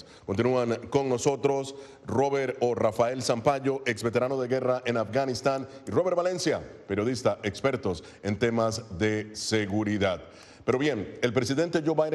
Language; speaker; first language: Spanish; native; Spanish